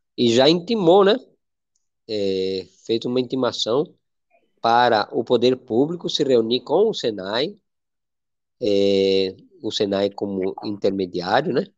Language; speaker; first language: Portuguese; non-native, fluent; Spanish